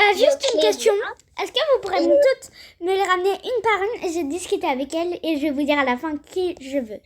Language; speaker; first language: French; native; French